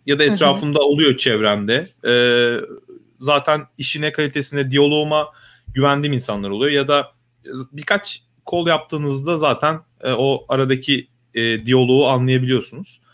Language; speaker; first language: Turkish; native; Turkish